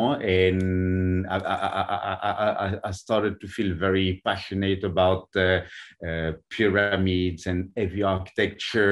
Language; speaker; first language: English; non-native, fluent; French